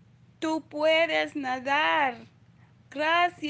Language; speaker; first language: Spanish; non-native, learner; English